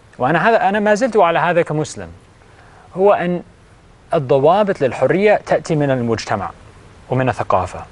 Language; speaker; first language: Arabic; non-native, fluent; English